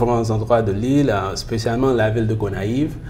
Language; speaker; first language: French; early bilingual, heritage; French